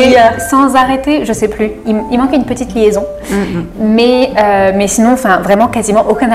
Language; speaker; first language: French; native; French